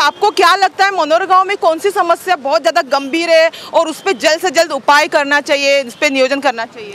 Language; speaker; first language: Hindi; non-native, local second language; Marathi